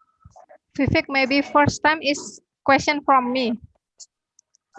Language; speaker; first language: English; non-native, learner; Indonesian